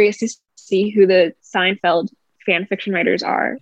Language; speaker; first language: English; native; English